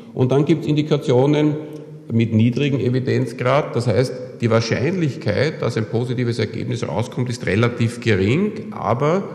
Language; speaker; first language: German; native; German